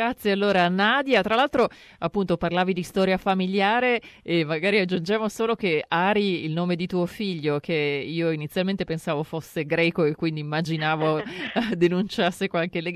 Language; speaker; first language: Italian; native; Italian